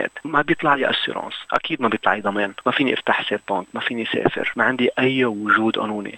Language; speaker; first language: Arabic; native; Arabic